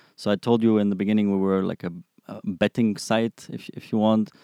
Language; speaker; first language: English; non-native, fluent; German